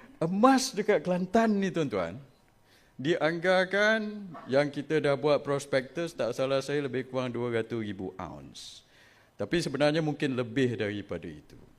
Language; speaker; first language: Malay; native; Malay